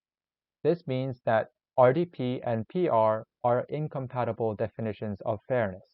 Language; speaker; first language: English; non-native, learner; Korean